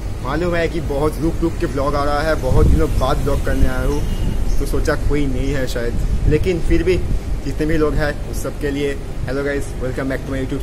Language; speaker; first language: Hindi; non-native, local second language; Bangla